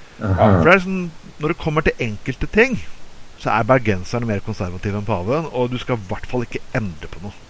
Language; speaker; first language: Norwegian; native; Norwegian